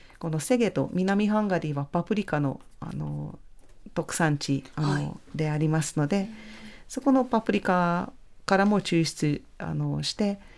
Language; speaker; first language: Japanese; non-native, fluent; Hungarian